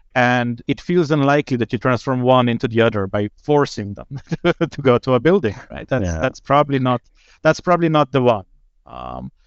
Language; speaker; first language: English; non-native, fluent; Slovenian